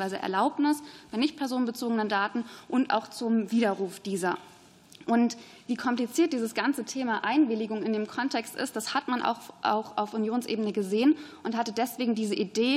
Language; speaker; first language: German; native; German